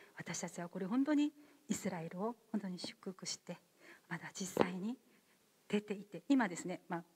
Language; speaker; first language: Japanese; non-native, fluent; Korean